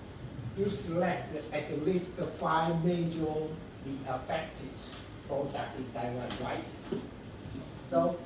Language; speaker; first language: English; non-native, learner; Chinese